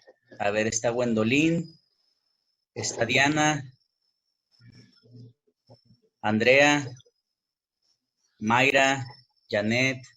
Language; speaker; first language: Spanish; native; Spanish